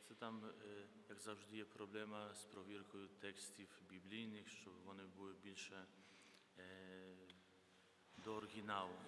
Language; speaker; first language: Ukrainian; non-native, fluent; Polish